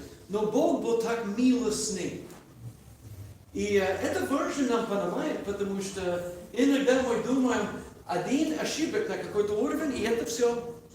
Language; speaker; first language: Russian; non-native, learner; English